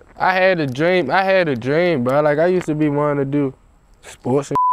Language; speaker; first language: English; native; English